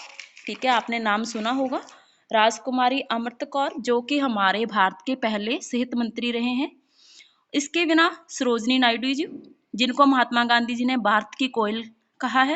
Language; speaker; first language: Hindi; non-native, local second language; Punjabi